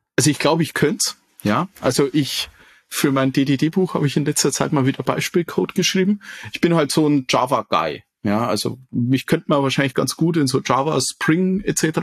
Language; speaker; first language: German; native; German